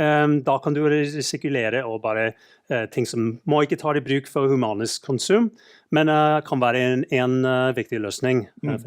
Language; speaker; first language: Norwegian; non-native, fluent; English